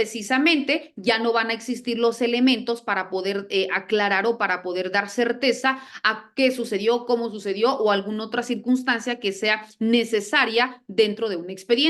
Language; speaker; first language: Spanish; native; Spanish